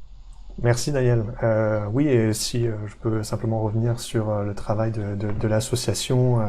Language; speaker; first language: French; native; French